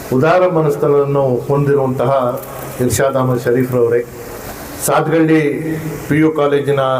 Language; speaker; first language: Kannada; non-native, local second language; Urdu